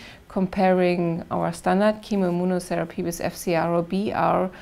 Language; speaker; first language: English; non-native, fluent; German